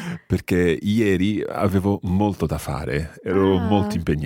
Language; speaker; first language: Italian; non-native, fluent; English